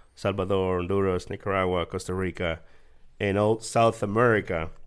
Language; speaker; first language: English; early bilingual, other home language; Spanish